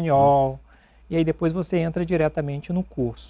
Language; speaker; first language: Portuguese; native; Portuguese